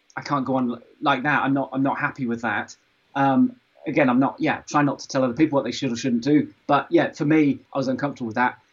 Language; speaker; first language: English; native; English